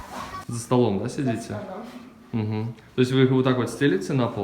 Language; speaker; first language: Russian; native; Russian